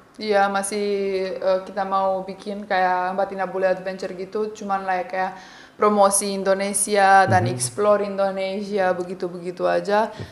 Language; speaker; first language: Indonesian; non-native, fluent; Romanian